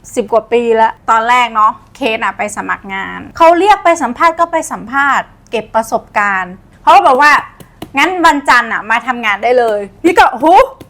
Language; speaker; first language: Thai; native; Thai